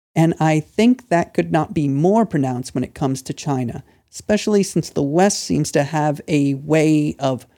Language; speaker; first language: English; native; English